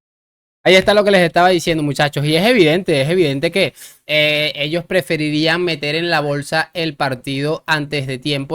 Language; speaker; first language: Spanish; native; Spanish